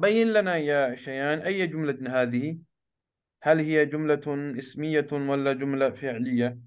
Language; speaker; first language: Arabic; non-native, fluent; Urdu